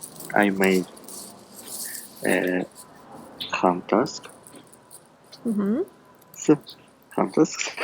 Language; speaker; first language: English; non-native, learner; Russian